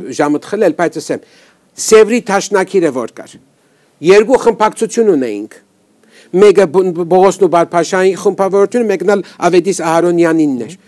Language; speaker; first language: Armenian; early bilingual, heritage; Armenian